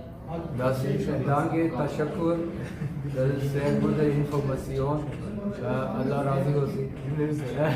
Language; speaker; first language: German; non-native, learner; Urdu